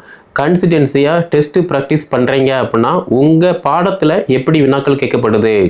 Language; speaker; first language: Tamil; native; Tamil